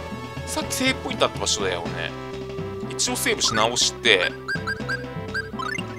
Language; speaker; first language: Japanese; native; Japanese